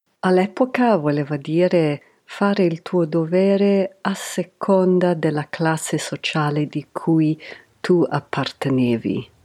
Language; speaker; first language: Italian; non-native, fluent; English